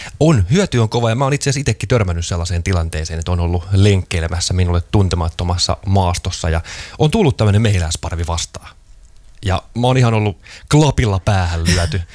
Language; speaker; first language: Finnish; native; Finnish